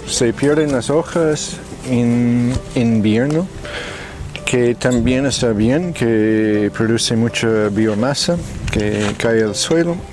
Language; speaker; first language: Spanish; non-native, fluent; English